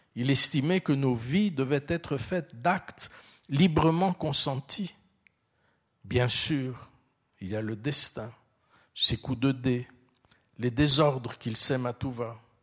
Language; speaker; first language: French; early bilingual, other home language; Turkish